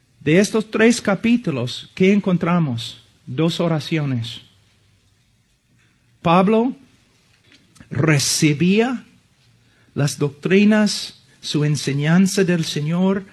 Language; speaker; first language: Spanish; non-native, fluent; English